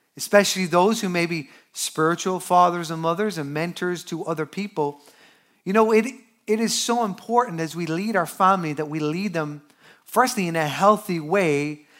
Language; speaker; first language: English; native; English